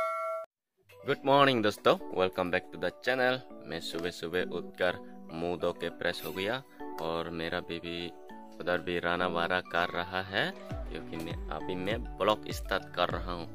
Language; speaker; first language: Hindi; non-native, local second language; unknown